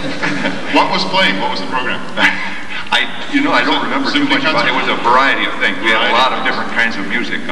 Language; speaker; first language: English; native; English